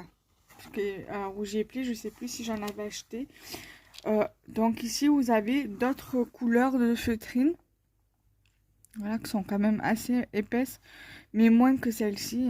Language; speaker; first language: French; native; French